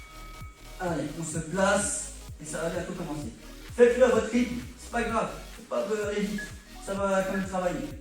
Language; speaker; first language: French; native; French